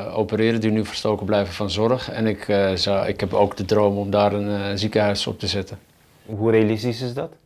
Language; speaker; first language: Dutch; early bilingual, other home language; Arabic